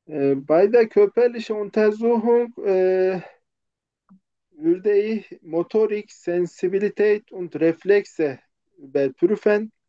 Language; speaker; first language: German; non-native, learner; Turkish